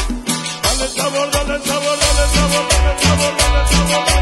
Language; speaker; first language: Spanish; native; Spanish